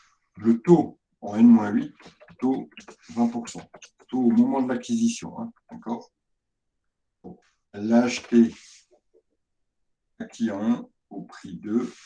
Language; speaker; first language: French; native; French